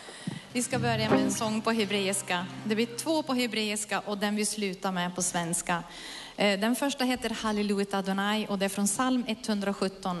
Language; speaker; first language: Swedish; native; Swedish